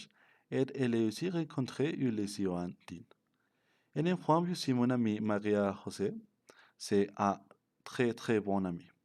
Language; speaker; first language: French; non-native, learner; Spanish